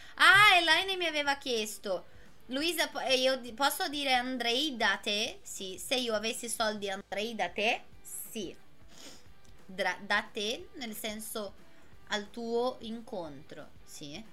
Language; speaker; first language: Italian; non-native, fluent; Portuguese